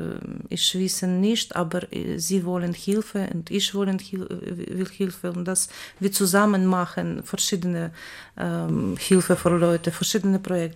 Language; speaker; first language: German; non-native, learner; Ukrainian